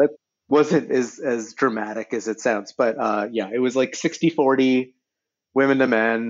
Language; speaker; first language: English; native; English